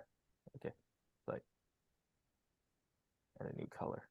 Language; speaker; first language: English; non-native, fluent; Chinese